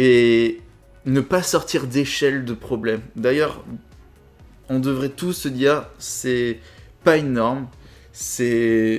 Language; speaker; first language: French; native; French